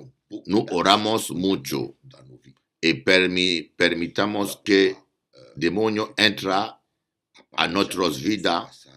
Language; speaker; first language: Spanish; non-native, learner; French